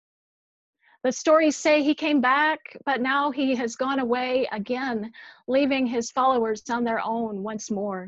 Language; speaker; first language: English; native; English